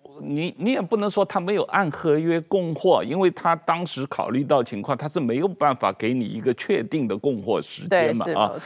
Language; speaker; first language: Chinese; native; Chinese